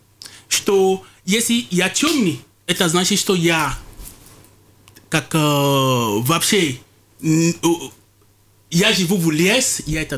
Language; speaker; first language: Russian; non-native, fluent; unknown